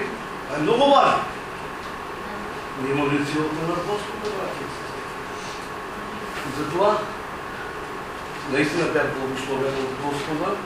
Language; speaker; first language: Bulgarian; non-native, local second language; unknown